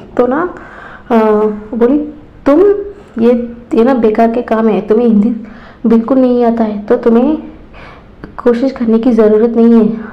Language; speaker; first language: Hindi; non-native, local second language; Tamil